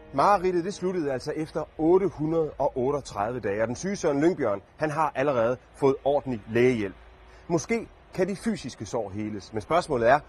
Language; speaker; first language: Danish; native; Danish